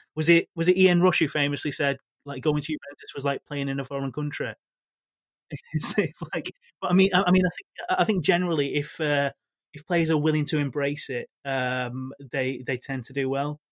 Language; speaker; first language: English; native; English